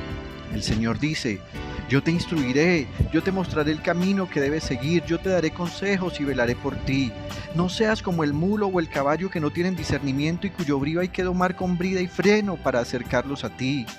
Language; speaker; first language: Spanish; native; Spanish